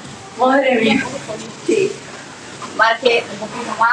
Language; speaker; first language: Spanish; non-native, learner; Portuguese